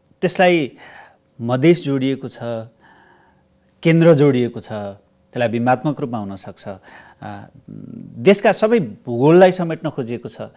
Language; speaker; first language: Nepali; native; Nepali